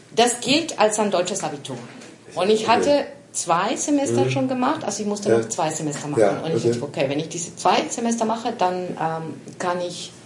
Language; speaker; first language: German; non-native, fluent; Spanish